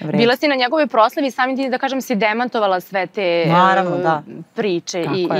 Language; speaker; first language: Serbian; native; Serbian